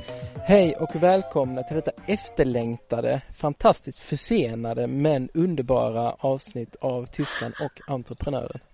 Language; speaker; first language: Swedish; native; Swedish